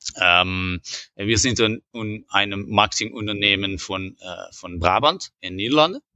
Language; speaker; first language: German; non-native, learner; Dutch